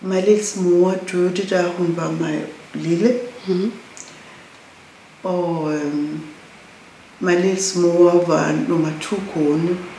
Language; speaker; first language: Danish; non-native, local second language; Masai